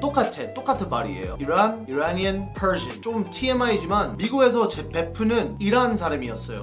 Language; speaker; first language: Korean; non-native, fluent; English